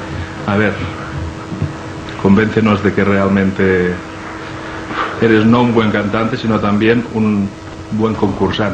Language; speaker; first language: Spanish; native; Spanish